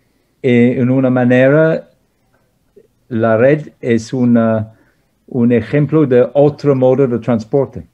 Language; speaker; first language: Spanish; non-native, fluent; English